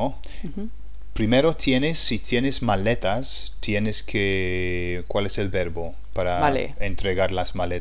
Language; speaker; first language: Spanish; non-native, fluent; English